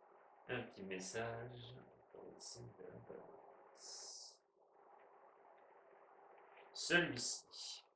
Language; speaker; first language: French; native; French